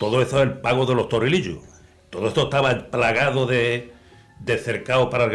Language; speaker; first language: Spanish; native; Spanish